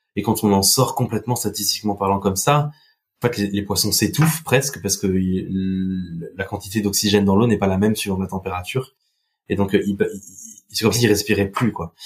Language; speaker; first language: French; non-native, local second language; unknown